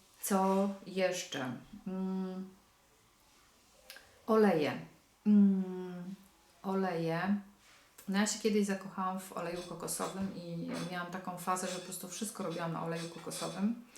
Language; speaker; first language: Polish; native; Polish